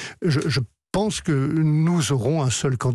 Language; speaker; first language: French; native; French